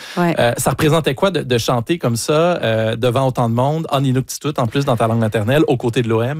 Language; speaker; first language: French; native; French